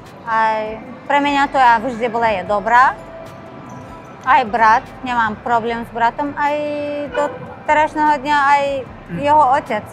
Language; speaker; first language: Slovak; non-native, learner; Azerbaijani